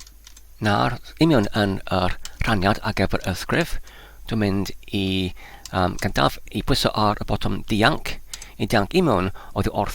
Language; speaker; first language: Welsh; non-native, learner; Polish